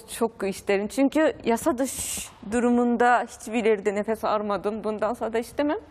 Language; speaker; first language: Turkish; non-native, fluent; Japanese